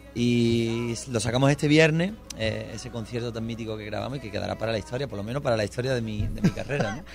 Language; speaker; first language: Spanish; native; Spanish